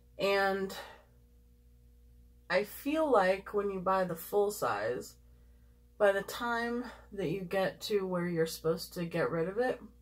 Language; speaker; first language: English; native; English